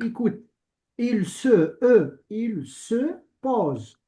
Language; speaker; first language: French; non-native, local second language; Arabic